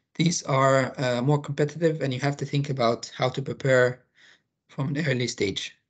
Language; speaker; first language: English; non-native, fluent; Arabic